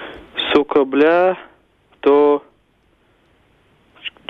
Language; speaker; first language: English; non-native, learner; Russian